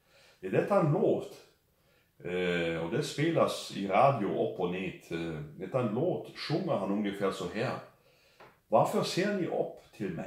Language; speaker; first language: Swedish; non-native, fluent; German